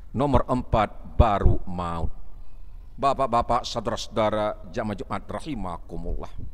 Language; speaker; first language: Malay; non-native, local second language; Achinese